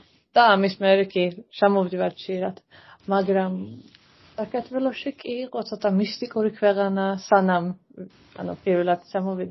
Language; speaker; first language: Georgian; early bilingual, heritage; Georgian